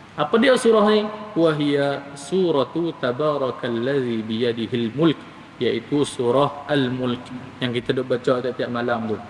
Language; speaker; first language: Malay; native; Malay